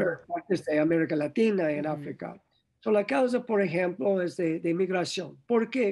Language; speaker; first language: Spanish; non-native, learner; English